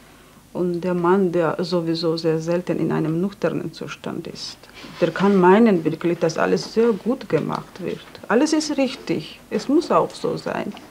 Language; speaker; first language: German; non-native, fluent; Georgian